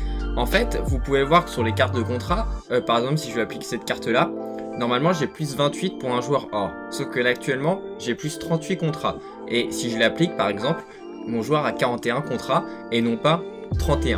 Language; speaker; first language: French; native; French